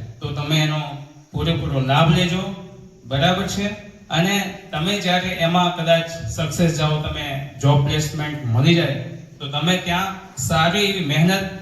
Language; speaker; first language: Gujarati; native; Gujarati